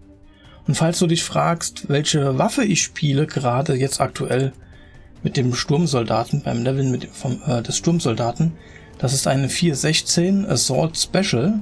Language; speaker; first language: German; native; German